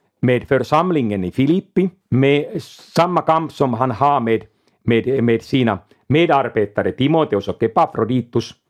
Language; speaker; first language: Swedish; non-native, local second language; Finnish